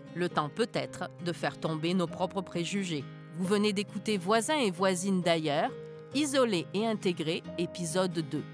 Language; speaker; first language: French; native; French